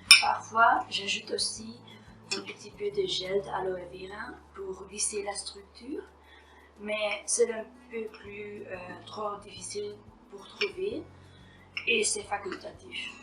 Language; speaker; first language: French; non-native, fluent; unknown